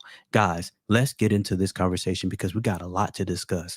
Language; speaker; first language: English; native; English